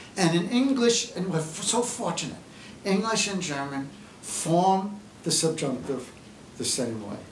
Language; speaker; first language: English; native; English